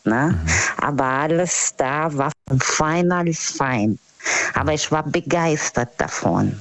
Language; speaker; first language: German; non-native, fluent; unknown